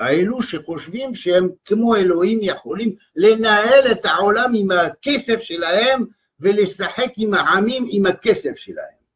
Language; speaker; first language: Hebrew; non-native, fluent; French